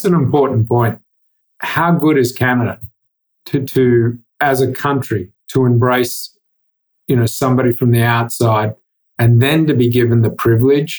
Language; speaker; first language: English; native; English